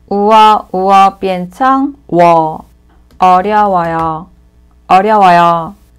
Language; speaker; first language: Korean; non-native, learner; Chinese